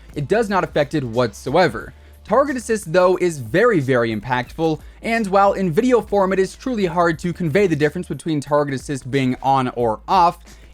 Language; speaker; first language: English; native; English